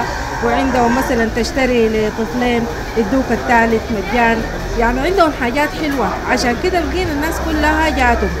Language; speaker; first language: Arabic; native; Arabic